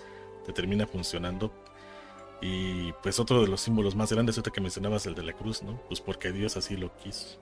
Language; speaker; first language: Spanish; native; Spanish